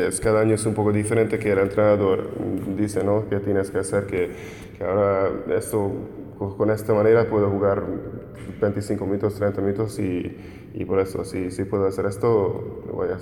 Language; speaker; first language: Spanish; non-native, fluent; Hungarian